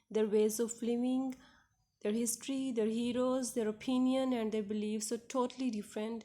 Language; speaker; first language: English; non-native, local second language; Urdu